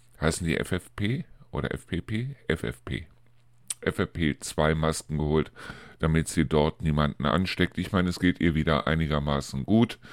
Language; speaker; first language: German; native; German